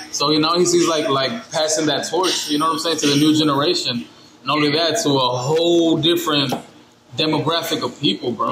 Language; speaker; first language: English; early bilingual, other home language; Spanish